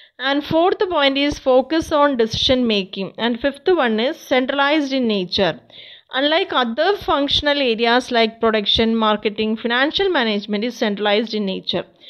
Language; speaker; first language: English; non-native, local second language; Malayalam